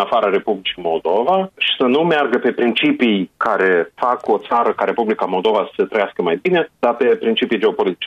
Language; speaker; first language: Romanian; native; Romanian